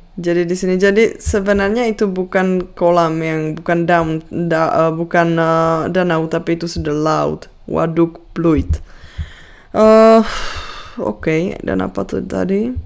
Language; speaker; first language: Indonesian; non-native, fluent; Czech